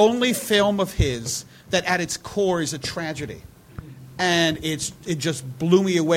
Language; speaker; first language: English; native; English